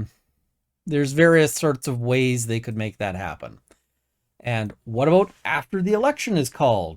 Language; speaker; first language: English; native; English